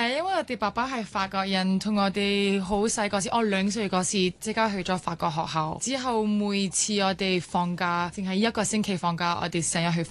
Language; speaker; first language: Cantonese; non-native, local second language; French